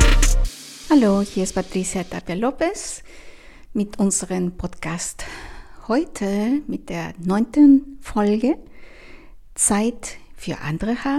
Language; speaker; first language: German; non-native, fluent; Spanish